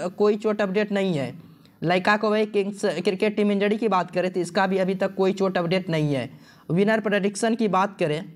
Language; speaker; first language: Hindi; native; Hindi